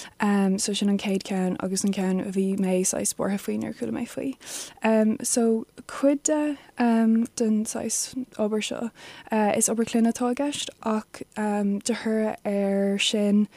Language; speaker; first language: Irish; non-native, local second language; English